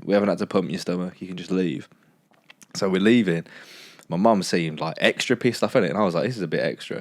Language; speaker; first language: English; native; English